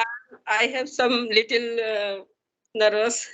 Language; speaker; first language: English; non-native, learner; Hindi